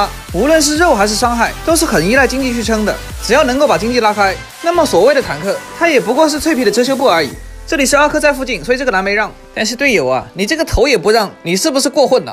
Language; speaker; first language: Chinese; native; Chinese